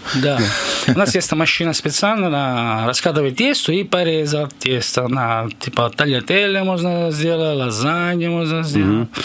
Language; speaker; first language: Russian; non-native, learner; Italian